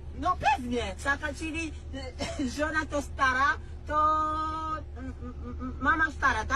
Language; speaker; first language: Polish; non-native, learner; Swahili